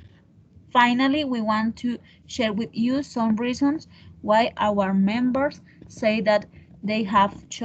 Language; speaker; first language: English; non-native, learner; Spanish